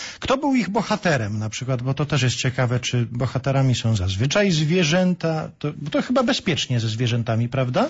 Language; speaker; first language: Polish; native; Polish